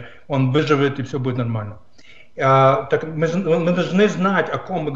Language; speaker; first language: Russian; non-native, fluent; English